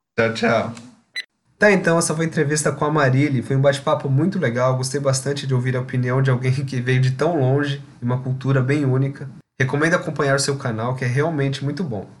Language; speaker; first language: Portuguese; native; Portuguese